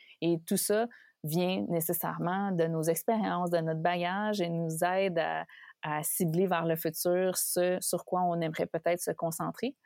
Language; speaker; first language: French; native; French